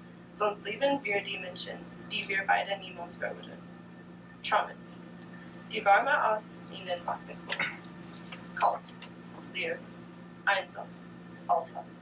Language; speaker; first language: German; non-native, learner; English